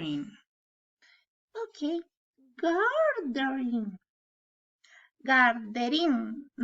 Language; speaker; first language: English; non-native, learner; Spanish